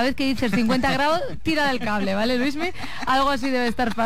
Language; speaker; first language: Spanish; native; Spanish